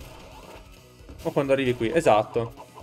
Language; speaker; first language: Italian; native; Italian